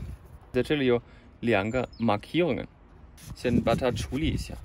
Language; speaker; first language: Chinese; non-native, fluent; German